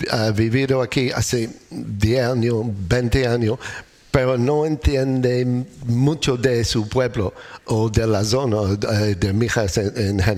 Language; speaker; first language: Spanish; non-native, learner; English